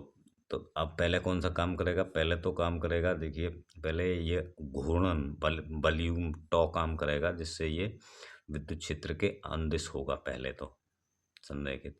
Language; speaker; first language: Hindi; native; Hindi